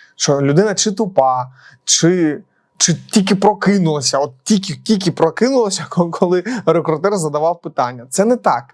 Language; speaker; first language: Ukrainian; non-native, local second language; Russian